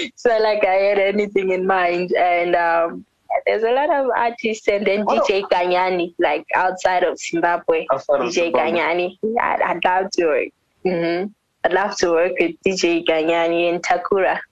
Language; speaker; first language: English; non-native, local second language; North Ndebele